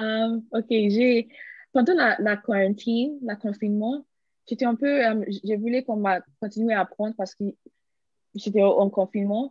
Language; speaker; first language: French; non-native, learner; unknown